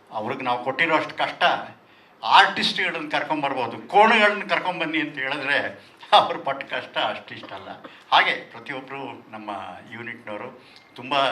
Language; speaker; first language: Kannada; non-native, local second language; Tulu